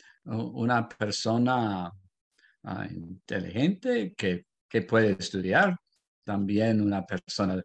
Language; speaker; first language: Spanish; non-native, fluent; English